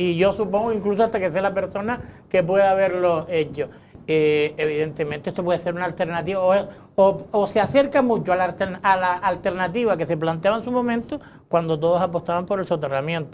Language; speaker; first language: Spanish; native; Spanish